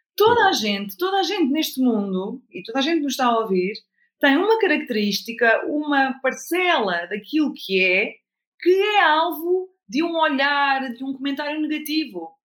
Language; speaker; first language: Portuguese; native; Portuguese